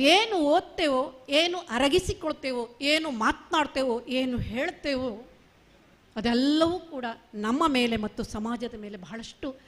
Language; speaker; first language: Kannada; non-native, local second language; Marathi